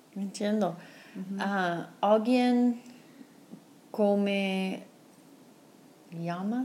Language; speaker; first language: Spanish; non-native, fluent; English